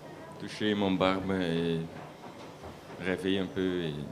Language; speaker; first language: French; non-native, local second language; Dutch